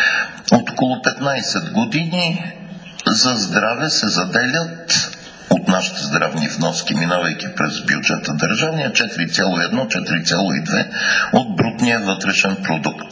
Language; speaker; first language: Bulgarian; native; Bulgarian